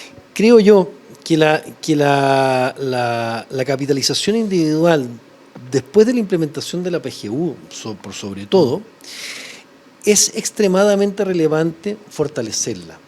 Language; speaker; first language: Spanish; native; Spanish